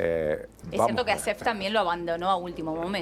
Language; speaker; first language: Spanish; native; Spanish